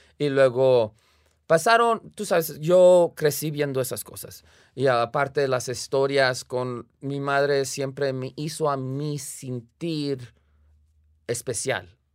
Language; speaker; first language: Spanish; early bilingual, heritage; Spanish